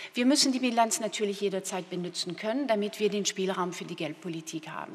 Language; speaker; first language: German; non-native, fluent; French